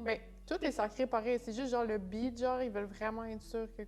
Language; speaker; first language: French; native; French